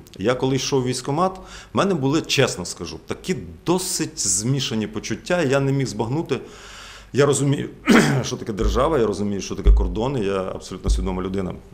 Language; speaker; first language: Ukrainian; native; Ukrainian